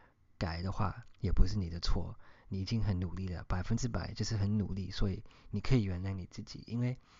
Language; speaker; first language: Chinese; early bilingual, heritage; Chinese